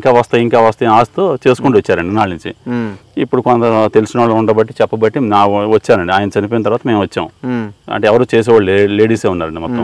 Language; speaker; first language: Telugu; native; Telugu